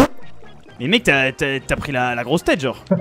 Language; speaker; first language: French; native; French